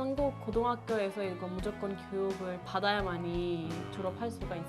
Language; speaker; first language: Korean; early bilingual, other home language; Urdu